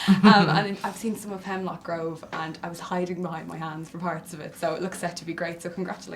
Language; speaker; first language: English; native; English